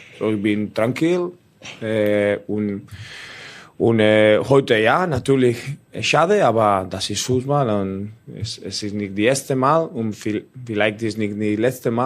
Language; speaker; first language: German; non-native, learner; Spanish